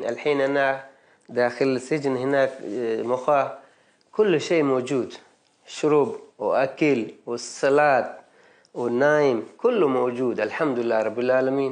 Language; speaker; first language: Arabic; non-native, learner; Baluchi